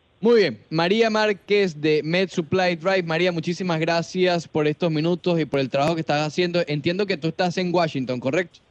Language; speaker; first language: Spanish; native; Spanish